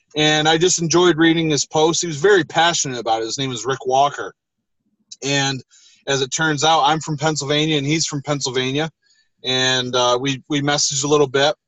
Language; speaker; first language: English; native; English